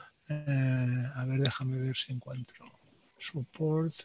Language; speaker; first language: Spanish; native; Spanish